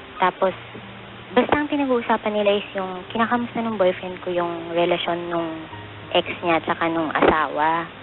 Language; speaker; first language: Filipino; non-native, local second language; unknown